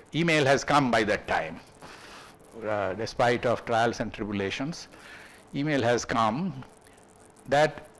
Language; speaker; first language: English; non-native, local second language; Bangla